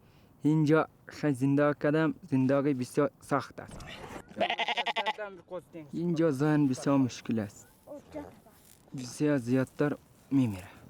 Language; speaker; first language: Persian; non-native, local second language; Kyrgyz